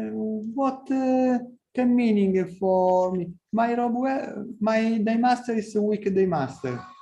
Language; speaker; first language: English; non-native, learner; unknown